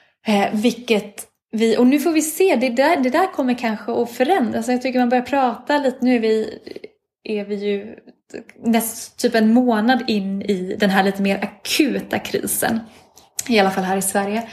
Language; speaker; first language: Swedish; native; Swedish